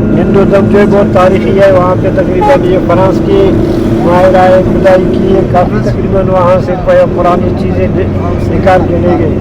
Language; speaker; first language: Urdu; non-native, local second language; Baluchi